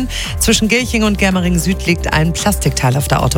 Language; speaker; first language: German; native; German